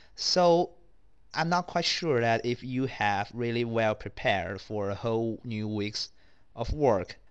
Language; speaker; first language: English; non-native, fluent; Chinese